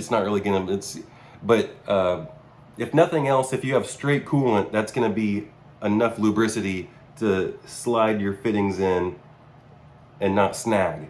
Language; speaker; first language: English; native; English